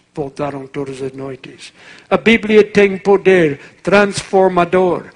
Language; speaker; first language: Portuguese; non-native, fluent; English